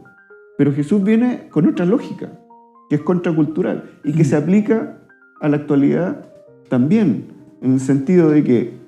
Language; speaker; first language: Spanish; native; Spanish